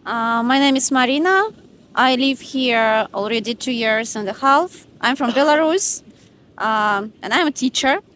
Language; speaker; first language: English; non-native, learner; Russian